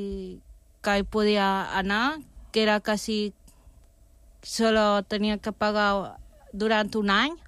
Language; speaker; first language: Catalan; non-native, local second language; Spanish